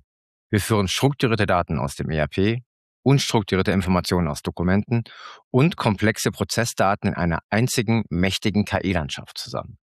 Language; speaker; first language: German; native; German